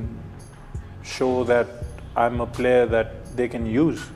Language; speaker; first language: English; non-native, local second language; Punjabi